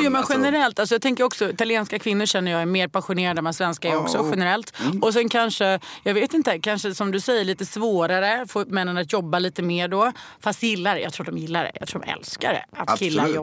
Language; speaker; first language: Swedish; native; Swedish